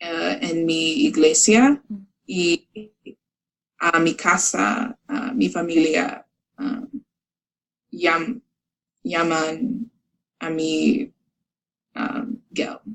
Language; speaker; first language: Spanish; non-native, learner; English